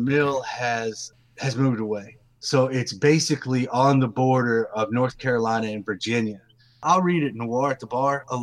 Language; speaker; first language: English; native; English